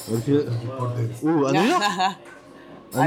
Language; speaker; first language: French; native; French